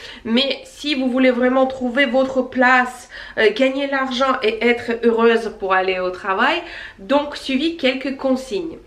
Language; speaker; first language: French; non-native, fluent; Russian